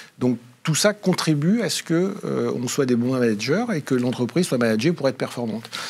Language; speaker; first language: French; native; French